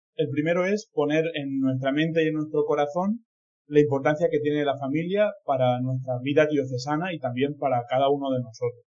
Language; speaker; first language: Spanish; native; Spanish